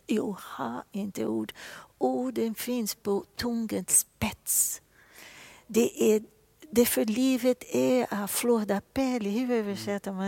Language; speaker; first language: Swedish; non-native, fluent; Portuguese